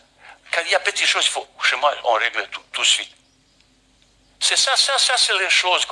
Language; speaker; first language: French; non-native, fluent; Bosnian